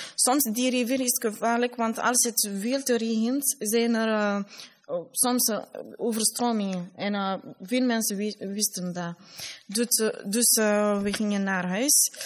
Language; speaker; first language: Dutch; non-native, learner; Fula